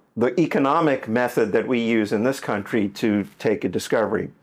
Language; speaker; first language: English; native; English